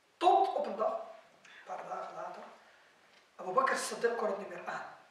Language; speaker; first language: Dutch; non-native, fluent; Arabic